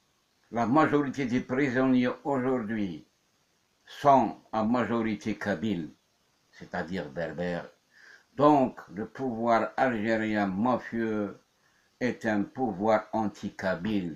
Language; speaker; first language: French; non-native, local second language; Kabyle